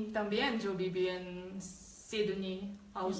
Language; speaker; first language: Spanish; non-native, learner; Japanese